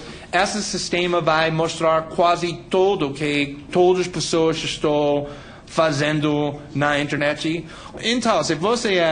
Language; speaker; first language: Portuguese; non-native, fluent; English